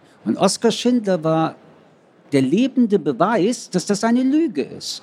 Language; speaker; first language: German; early bilingual, other home language; French